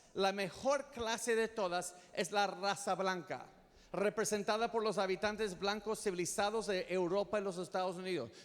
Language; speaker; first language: Spanish; non-native, fluent; English